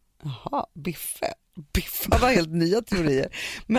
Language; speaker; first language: Swedish; native; Swedish